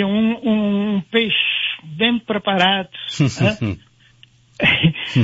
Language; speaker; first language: Portuguese; non-native, local second language; Kabuverdianu